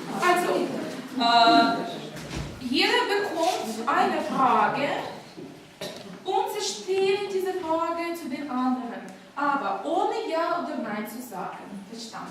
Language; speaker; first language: German; non-native, fluent; Ukrainian